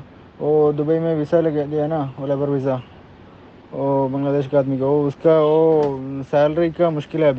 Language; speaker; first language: Hindi; non-native, learner; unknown